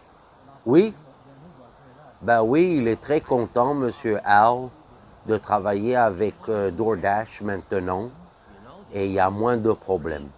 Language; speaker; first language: French; non-native, fluent; English